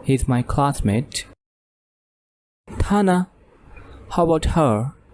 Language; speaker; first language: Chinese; non-native, fluent; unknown